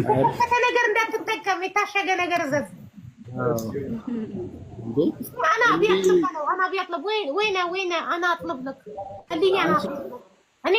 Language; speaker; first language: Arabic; non-native, learner; Amharic